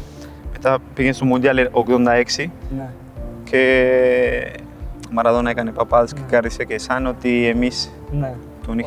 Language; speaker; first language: Greek; non-native, fluent; Spanish